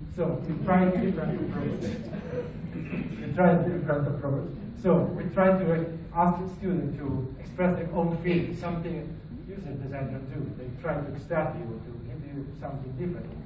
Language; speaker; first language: English; non-native, learner; Italian